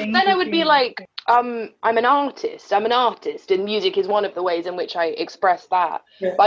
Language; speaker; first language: English; native; English